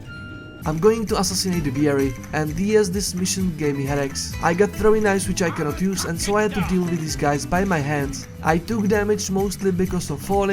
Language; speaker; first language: English; non-native, fluent; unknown